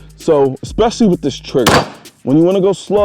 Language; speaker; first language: English; native; English